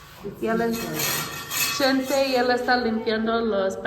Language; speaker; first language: Spanish; non-native, learner; English